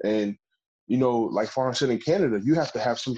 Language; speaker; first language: English; native; English